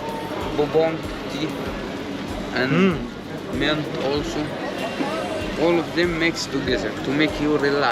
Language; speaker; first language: English; non-native, learner; Arabic